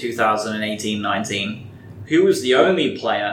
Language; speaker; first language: English; native; English